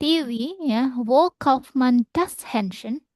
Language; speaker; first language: German; non-native, fluent; Indonesian